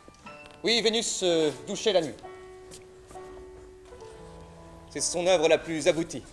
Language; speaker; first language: French; native; French